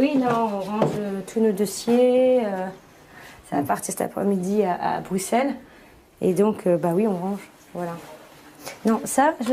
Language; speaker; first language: French; native; French